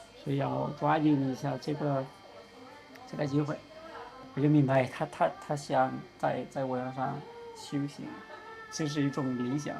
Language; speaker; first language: Chinese; non-native, learner; Spanish